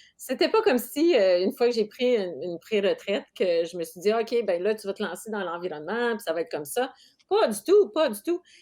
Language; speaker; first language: French; non-native, local second language; English